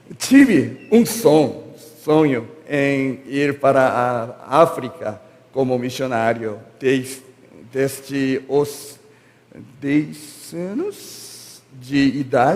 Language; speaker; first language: Portuguese; non-native, learner; Korean